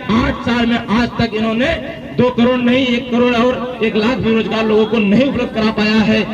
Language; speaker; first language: Hindi; native; Hindi